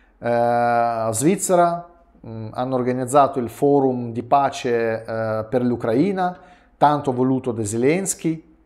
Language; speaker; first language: Italian; non-native, fluent; Russian